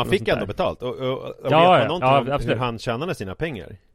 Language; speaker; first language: Swedish; native; Swedish